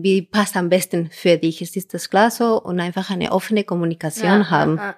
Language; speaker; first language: German; non-native, fluent; Spanish